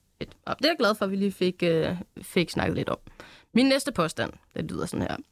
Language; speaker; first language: Danish; native; Danish